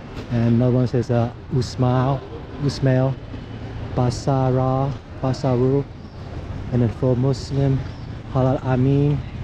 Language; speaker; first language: English; native; English